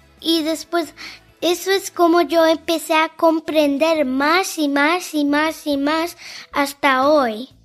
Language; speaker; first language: Spanish; early bilingual, heritage; Spanish